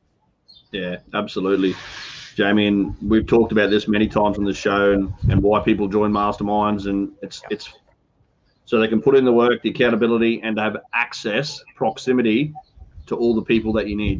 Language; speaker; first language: English; native; English